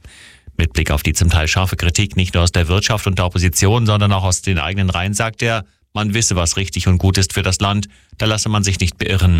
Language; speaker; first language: German; native; German